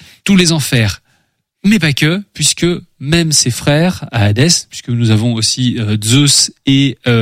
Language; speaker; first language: French; native; French